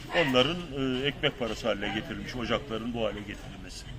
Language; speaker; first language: Turkish; native; Turkish